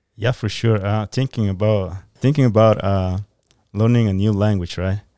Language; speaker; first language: English; non-native, fluent; Spanish